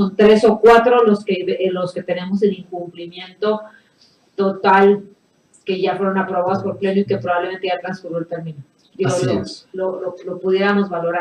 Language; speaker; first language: Spanish; native; Spanish